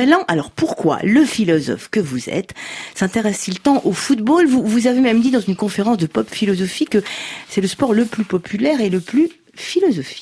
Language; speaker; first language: French; native; French